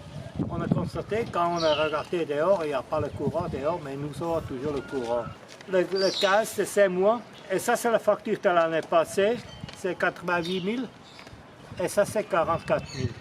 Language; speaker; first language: French; non-native, fluent; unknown